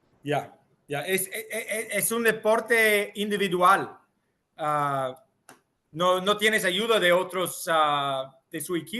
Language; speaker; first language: Spanish; non-native, learner; English